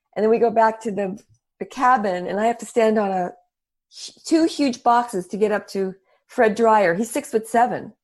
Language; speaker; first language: English; native; English